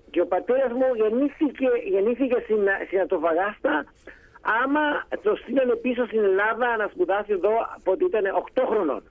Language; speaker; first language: Greek; early bilingual, heritage; Greek